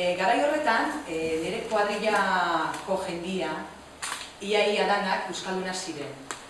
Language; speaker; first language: Basque; non-native, local second language; Spanish